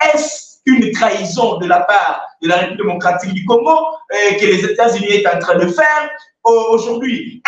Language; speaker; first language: French; non-native, local second language; Lingala